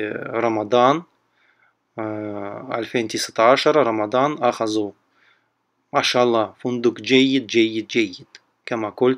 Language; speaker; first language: Arabic; non-native, learner; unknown